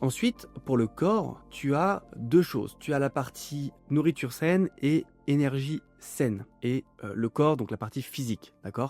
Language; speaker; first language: French; native; French